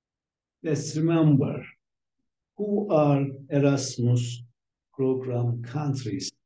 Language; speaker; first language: English; non-native, fluent; Turkish